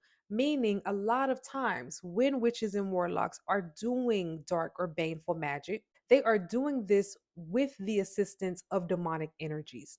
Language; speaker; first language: English; native; English